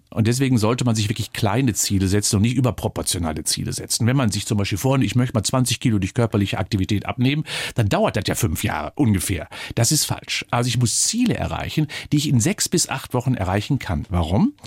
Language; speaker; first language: German; native; German